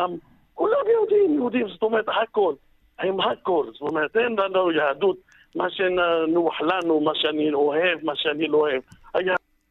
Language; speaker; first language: Hebrew; non-native, fluent; Arabic